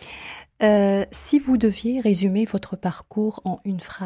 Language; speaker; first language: French; native; French